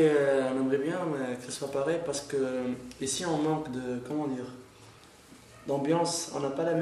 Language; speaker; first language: French; non-native, local second language; Arabic